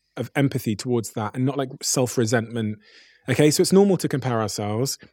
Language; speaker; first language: English; native; English